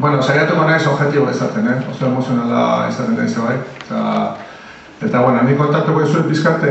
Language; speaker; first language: Basque; native; Basque